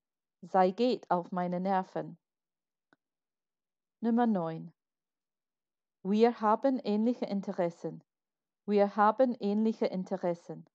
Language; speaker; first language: German; non-native, fluent; English